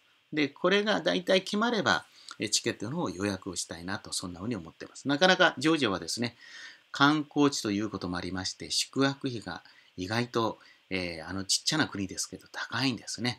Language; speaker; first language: Japanese; native; Japanese